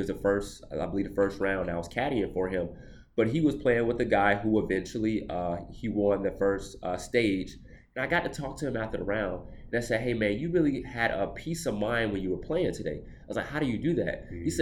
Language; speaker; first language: English; native; English